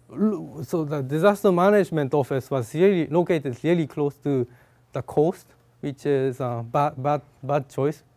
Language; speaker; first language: English; non-native, fluent; Japanese